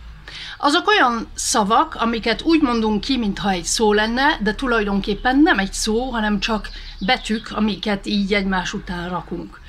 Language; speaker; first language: Hungarian; early bilingual, heritage; Hungarian